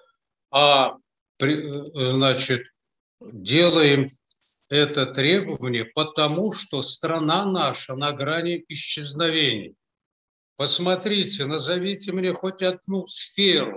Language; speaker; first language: Russian; native; Russian